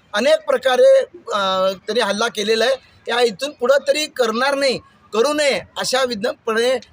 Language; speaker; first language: Marathi; native; Marathi